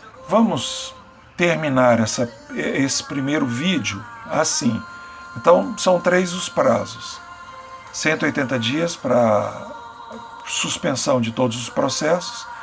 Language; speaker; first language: Portuguese; native; Portuguese